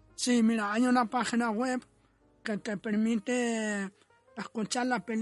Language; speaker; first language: Spanish; non-native, fluent; Arabic